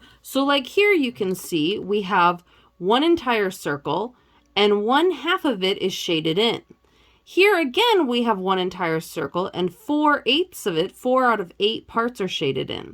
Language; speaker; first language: English; native; English